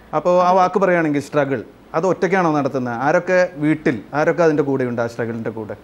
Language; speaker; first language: Malayalam; native; Malayalam